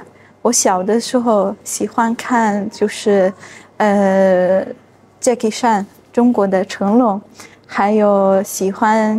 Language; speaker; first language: Chinese; non-native, fluent; Arabic